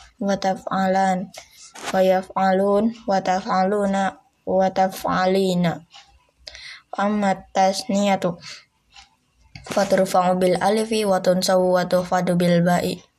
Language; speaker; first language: Arabic; non-native, learner; Indonesian